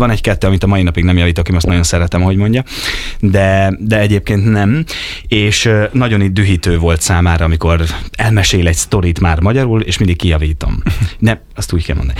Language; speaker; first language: Hungarian; native; Hungarian